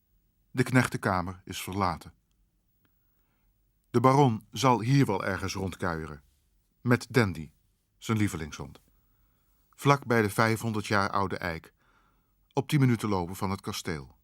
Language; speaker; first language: Dutch; native; Dutch